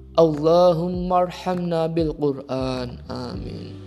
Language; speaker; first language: Arabic; non-native, learner; Indonesian